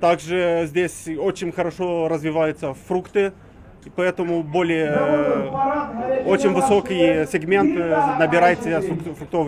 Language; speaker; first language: Russian; non-native, local second language; Azerbaijani